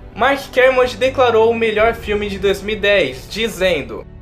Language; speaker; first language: Portuguese; native; Portuguese